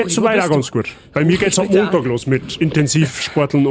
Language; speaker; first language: German; native; German